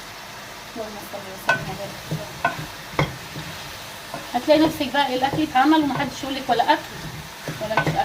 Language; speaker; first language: Arabic; native; Arabic